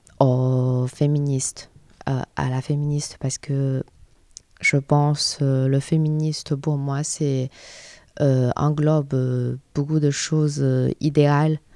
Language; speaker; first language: French; non-native, learner; Chinese